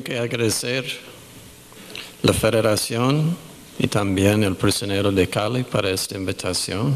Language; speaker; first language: Spanish; non-native, fluent; English